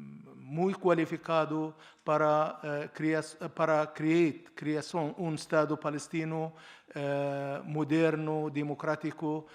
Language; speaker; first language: Spanish; non-native, learner; Arabic